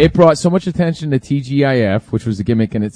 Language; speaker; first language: English; native; English